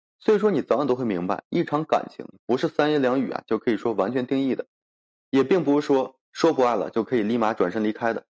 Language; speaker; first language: Chinese; native; Chinese